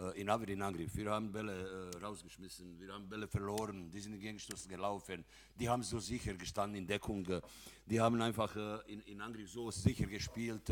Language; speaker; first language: German; non-native, fluent; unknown